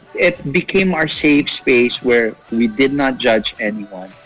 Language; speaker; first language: English; non-native, local second language; Filipino